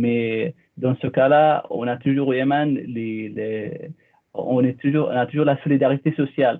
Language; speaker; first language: French; non-native, fluent; Arabic